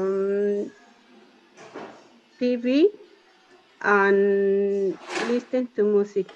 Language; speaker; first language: English; non-native, learner; Spanish